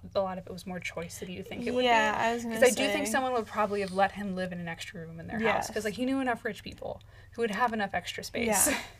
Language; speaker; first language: English; native; English